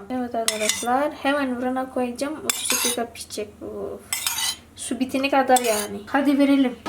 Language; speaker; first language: Turkish; non-native, learner; Indonesian